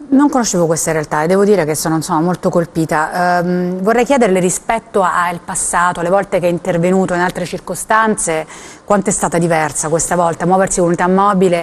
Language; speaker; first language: Italian; native; Italian